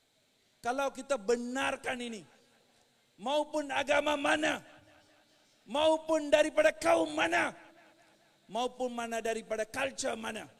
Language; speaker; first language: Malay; non-native, local second language; Tamil